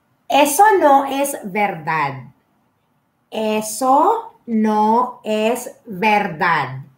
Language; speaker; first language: Spanish; non-native, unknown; Filipino